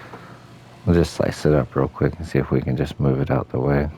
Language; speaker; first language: English; native; English